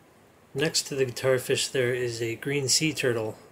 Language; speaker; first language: English; native; English